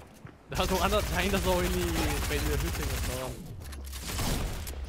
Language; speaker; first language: Danish; native; Danish